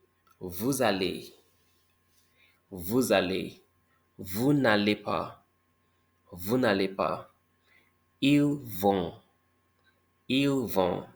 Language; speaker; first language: French; non-native, fluent; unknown